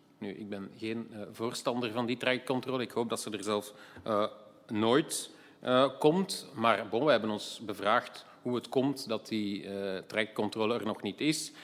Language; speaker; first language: Dutch; native; Dutch